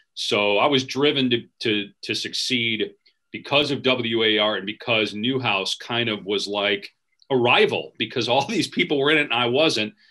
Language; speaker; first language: English; native; English